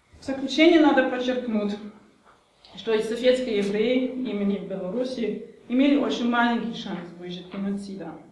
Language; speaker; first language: Russian; non-native, fluent; German